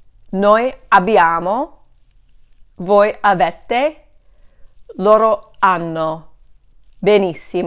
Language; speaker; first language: Italian; non-native, fluent; English